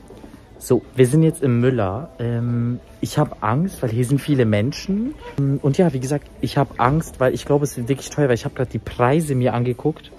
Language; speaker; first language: German; native; German